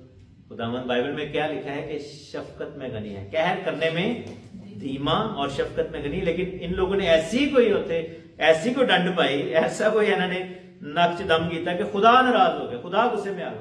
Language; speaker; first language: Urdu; non-native, local second language; Punjabi